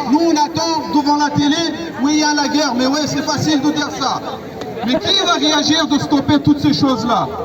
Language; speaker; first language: French; non-native, fluent; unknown